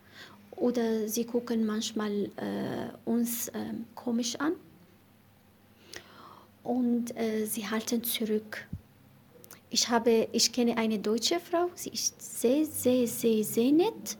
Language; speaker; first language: German; non-native, learner; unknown